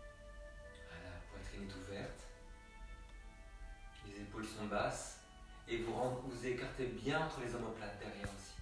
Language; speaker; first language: French; native; French